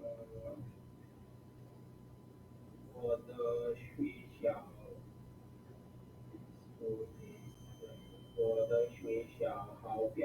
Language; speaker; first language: Chinese; non-native, learner; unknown